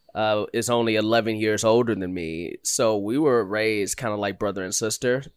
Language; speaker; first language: English; native; English